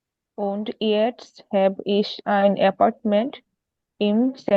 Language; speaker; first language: German; non-native, learner; Bangla